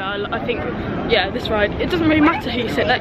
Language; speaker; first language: English; native; English